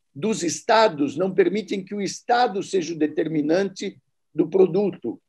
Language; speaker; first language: Portuguese; native; Portuguese